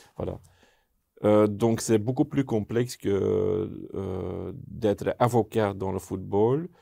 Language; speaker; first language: French; non-native, local second language; Dutch